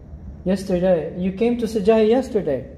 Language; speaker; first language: English; non-native, fluent; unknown